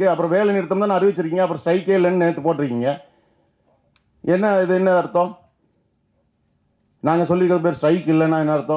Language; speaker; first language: Tamil; native; Tamil